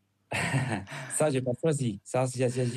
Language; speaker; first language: French; non-native, fluent; Spanish